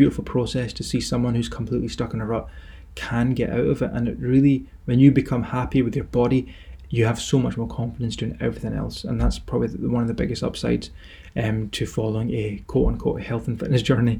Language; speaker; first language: English; native; English